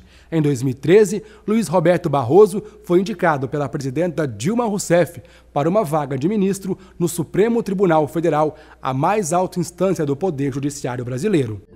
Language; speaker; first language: Portuguese; native; Portuguese